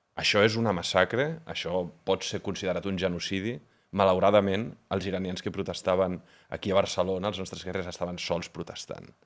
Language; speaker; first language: Catalan; early bilingual, other home language; Hebrew